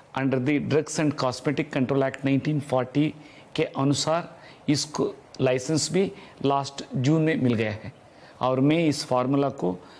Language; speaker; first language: Hindi; non-native, local second language; Telugu